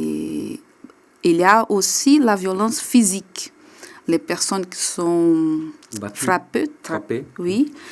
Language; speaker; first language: French; non-native, learner; Portuguese